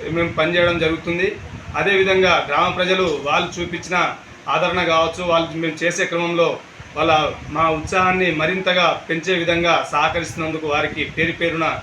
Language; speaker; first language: Telugu; non-native, local second language; Lambadi